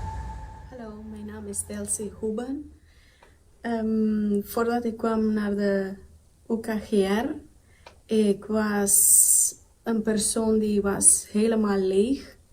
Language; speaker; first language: Dutch; non-native, local second language; Papiamento